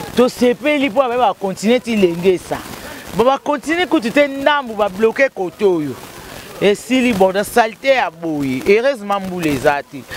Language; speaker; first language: Lingala; native; Lingala